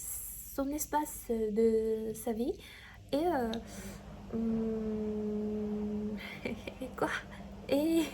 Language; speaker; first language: French; non-native, learner; Chinese